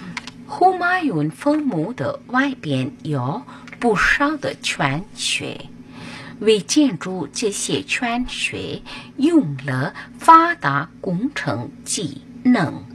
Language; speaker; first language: Chinese; non-native, fluent; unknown